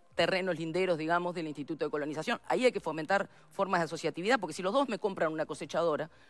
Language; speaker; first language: Spanish; native; Spanish